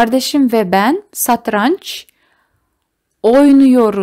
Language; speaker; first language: Turkish; non-native, fluent; Kazakh